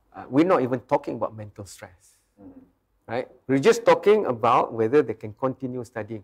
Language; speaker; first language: English; non-native, local second language; Malay